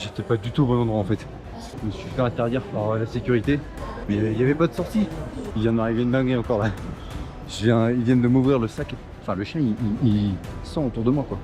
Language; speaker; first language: French; native; French